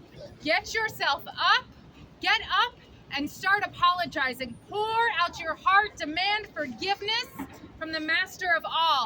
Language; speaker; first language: English; native; English